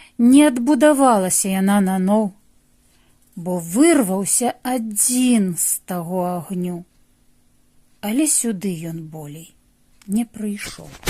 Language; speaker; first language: Belarusian; native; Belarusian